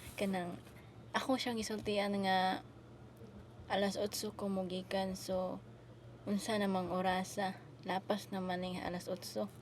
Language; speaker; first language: Filipino; non-native, local second language; Cebuano